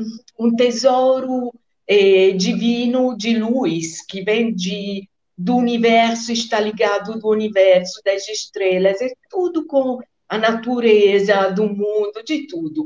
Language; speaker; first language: Portuguese; non-native, fluent; Italian